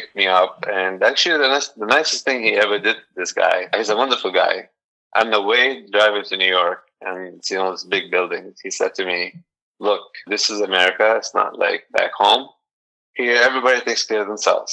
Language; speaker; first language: English; non-native, fluent; Arabic